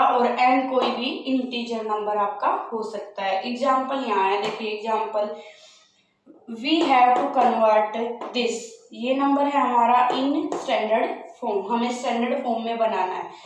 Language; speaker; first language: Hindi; native; Hindi